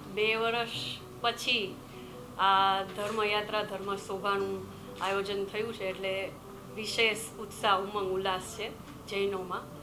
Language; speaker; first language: Gujarati; native; Gujarati